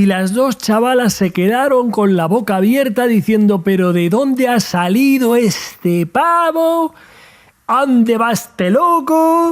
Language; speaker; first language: Spanish; native; Spanish